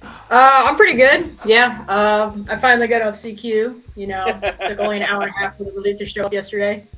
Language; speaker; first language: English; native; English